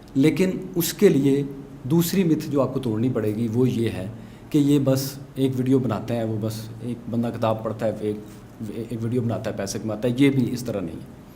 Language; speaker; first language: Urdu; non-native, local second language; Punjabi